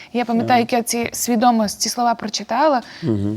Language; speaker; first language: Ukrainian; native; Ukrainian